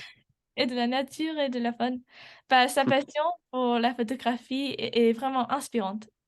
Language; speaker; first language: French; non-native, learner; English